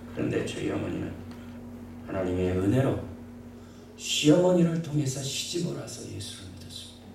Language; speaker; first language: Korean; native; Korean